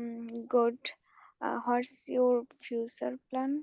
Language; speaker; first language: English; non-native, learner; Bangla